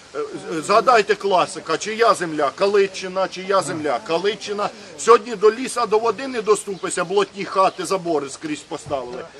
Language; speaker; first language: Ukrainian; native; Ukrainian